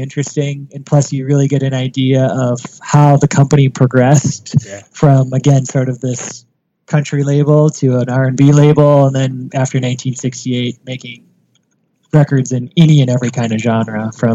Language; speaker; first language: English; native; English